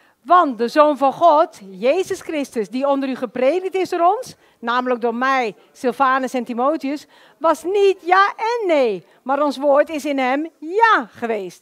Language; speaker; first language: Dutch; native; Dutch